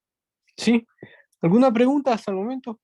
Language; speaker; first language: Spanish; native; Spanish